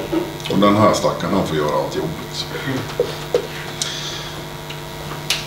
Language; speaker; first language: Swedish; native; Swedish